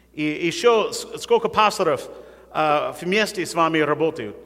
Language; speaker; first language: Russian; non-native, fluent; English